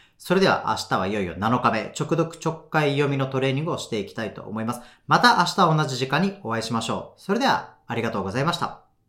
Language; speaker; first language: Japanese; native; Japanese